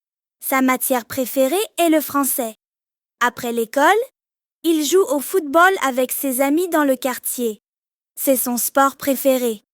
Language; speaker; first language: French; non-native, learner; Arabic